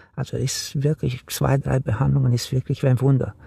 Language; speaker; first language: German; non-native, fluent; Romanian